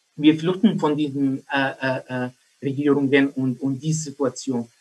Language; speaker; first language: German; non-native, learner; Arabic